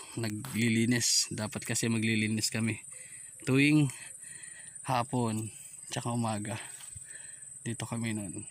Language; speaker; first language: Filipino; non-native, local second language; Waray